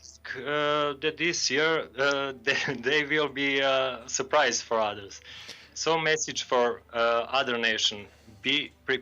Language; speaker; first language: English; non-native, learner; Serbian